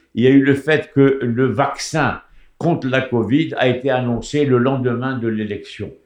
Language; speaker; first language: French; native; French